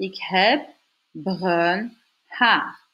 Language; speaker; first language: Dutch; non-native, local second language; French